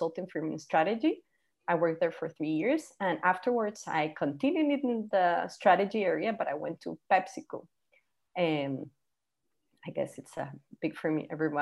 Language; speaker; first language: English; non-native, fluent; Spanish